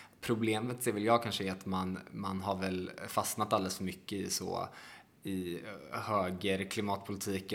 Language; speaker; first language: Swedish; native; Swedish